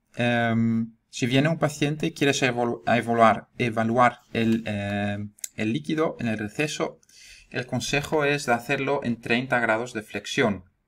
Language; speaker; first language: Spanish; non-native, fluent; Dutch